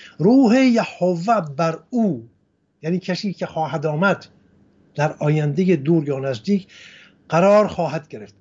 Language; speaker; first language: Persian; non-native, local second language; Assyrian Neo-Aramaic